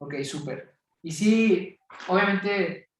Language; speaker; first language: Spanish; native; Spanish